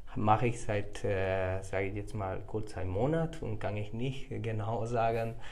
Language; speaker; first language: German; non-native, fluent; Spanish